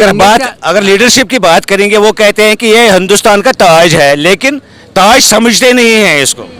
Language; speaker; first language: Hindi; non-native, local second language; Kashmiri